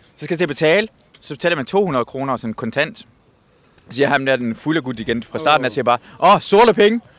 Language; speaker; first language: Danish; non-native, fluent; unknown